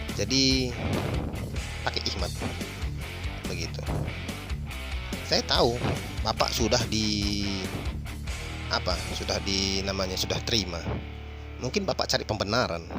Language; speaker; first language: Indonesian; native; Indonesian